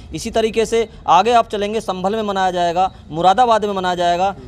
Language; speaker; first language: Hindi; native; Hindi